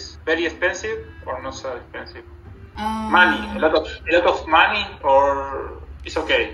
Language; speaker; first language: English; non-native, learner; Spanish